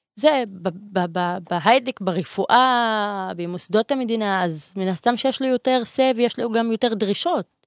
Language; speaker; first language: Hebrew; non-native, local second language; Arabic